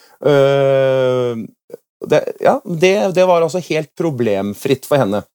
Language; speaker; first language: Norwegian; native; Norwegian